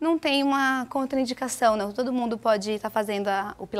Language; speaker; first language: Portuguese; native; Portuguese